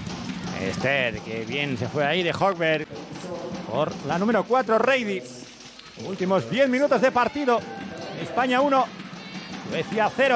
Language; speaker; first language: Spanish; native; Spanish